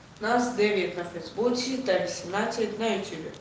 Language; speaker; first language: Ukrainian; non-native, local second language; Russian